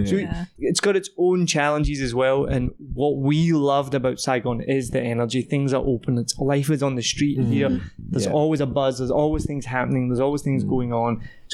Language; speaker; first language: English; native; English